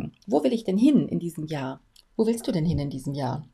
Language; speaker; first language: German; native; German